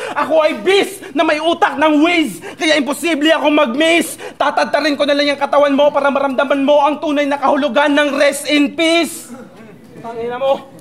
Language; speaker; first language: Filipino; non-native, local second language; Cebuano